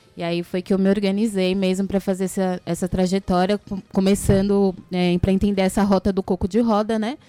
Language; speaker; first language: Portuguese; native; Portuguese